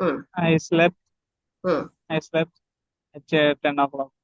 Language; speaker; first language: English; non-native, learner; Malayalam